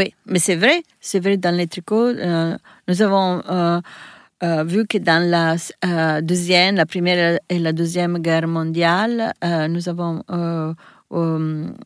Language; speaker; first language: French; non-native, learner; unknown